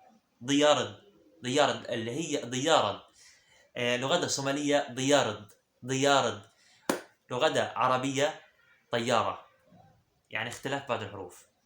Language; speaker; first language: Arabic; early bilingual, other home language; Somali